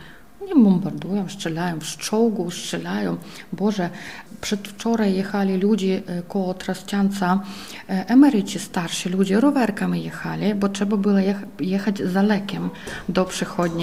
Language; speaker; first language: Polish; non-native, fluent; Ukrainian